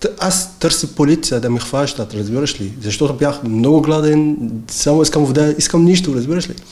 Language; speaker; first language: Bulgarian; non-native, learner; Arabic